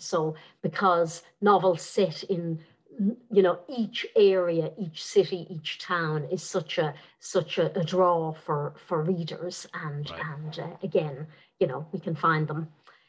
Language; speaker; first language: English; non-native, local second language; Irish